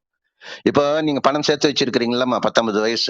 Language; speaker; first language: Tamil; native; Tamil